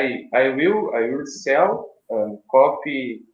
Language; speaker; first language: English; non-native, learner; Portuguese